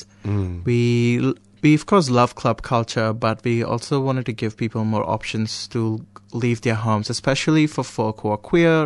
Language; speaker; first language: English; non-native, local second language; Konkani